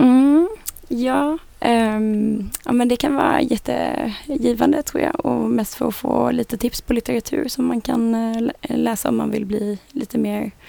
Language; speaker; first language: Swedish; native; Swedish